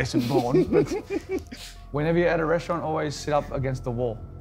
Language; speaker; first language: English; native; English